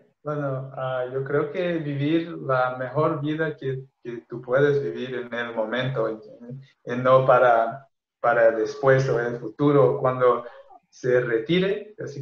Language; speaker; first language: Spanish; non-native, fluent; Portuguese